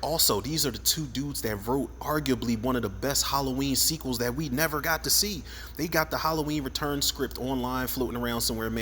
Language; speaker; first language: English; native; English